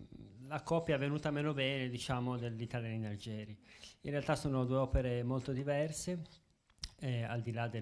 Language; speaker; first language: Italian; native; Italian